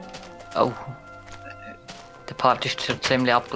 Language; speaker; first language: German; native; German